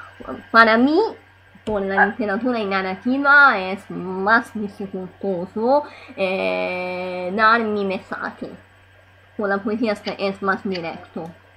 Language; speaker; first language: Spanish; non-native, learner; Italian